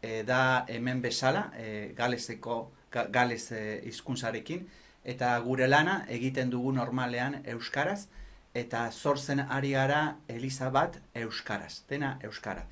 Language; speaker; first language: Basque; non-native, fluent; Spanish